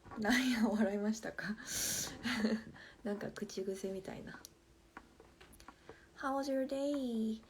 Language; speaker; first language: Japanese; non-native, fluent; Korean